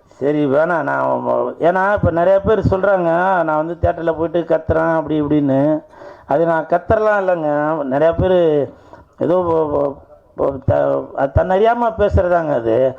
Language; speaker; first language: Tamil; native; Tamil